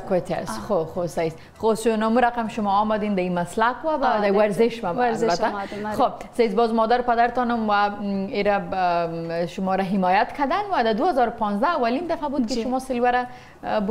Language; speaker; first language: Persian; non-native, fluent; Pashto